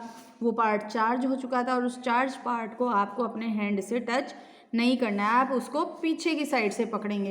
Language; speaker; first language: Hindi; native; Hindi